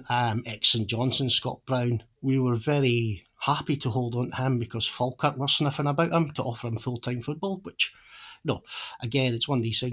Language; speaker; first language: English; native; English